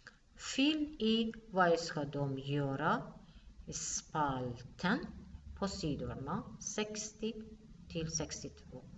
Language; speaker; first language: Swedish; non-native, fluent; Persian